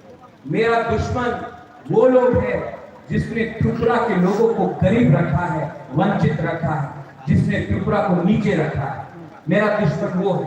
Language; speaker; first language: Hindi; non-native, local second language; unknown